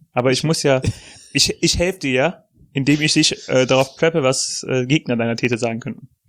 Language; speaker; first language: German; native; German